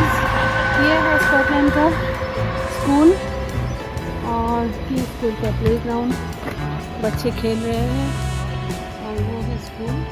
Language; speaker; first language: Hindi; non-native, local second language; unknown